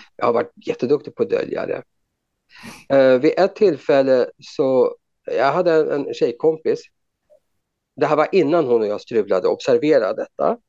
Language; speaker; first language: Swedish; native; Swedish